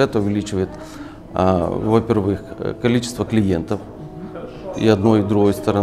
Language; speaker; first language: Russian; native; Russian